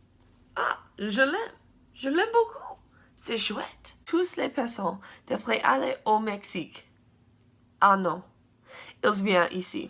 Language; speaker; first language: French; non-native, learner; English